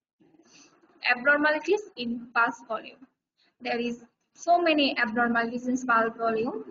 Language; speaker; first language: English; non-native, local second language; Bangla